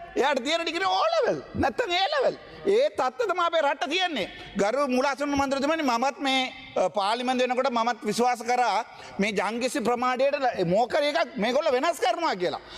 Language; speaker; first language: Sinhala; non-native, local second language; Tamil